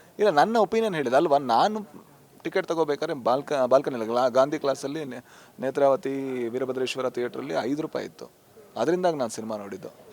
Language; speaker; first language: Kannada; non-native, local second language; Tulu